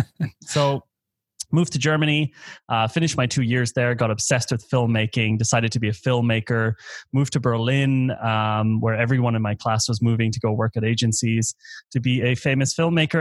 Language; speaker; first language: English; native; English